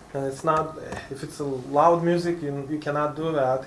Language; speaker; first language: English; non-native, fluent; Lithuanian